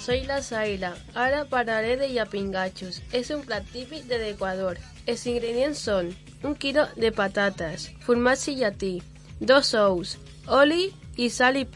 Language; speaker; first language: Catalan; early bilingual, other home language; Spanish